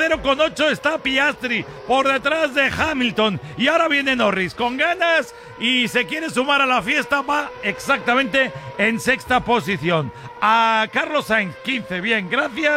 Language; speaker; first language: Spanish; native; Spanish